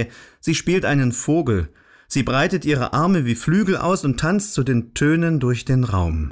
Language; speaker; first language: German; native; German